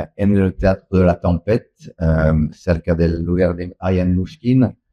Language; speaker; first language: Spanish; non-native, learner; French